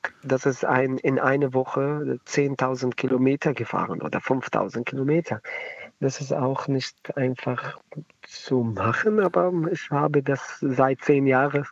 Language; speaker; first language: German; non-native, learner; Arabic